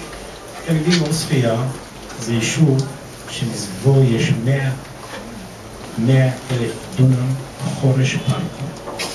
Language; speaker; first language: Hebrew; non-native, local second language; Arabic